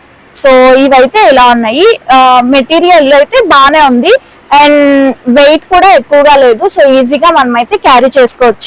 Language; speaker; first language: Telugu; native; Telugu